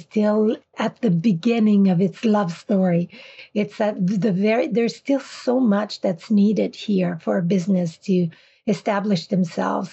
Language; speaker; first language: English; non-native, fluent; French